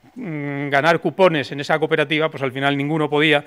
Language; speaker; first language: Spanish; native; Spanish